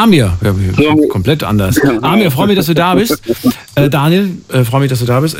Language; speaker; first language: German; native; German